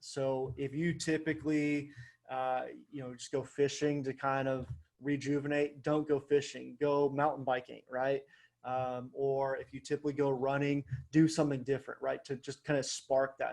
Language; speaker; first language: English; native; English